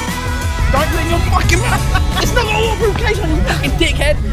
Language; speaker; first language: English; native; English